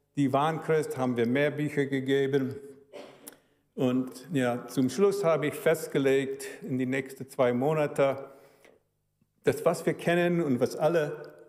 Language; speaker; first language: German; early bilingual, heritage; German